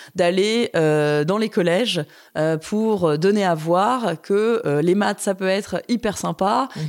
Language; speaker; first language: French; native; French